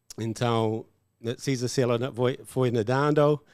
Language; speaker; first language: Portuguese; non-native, learner; English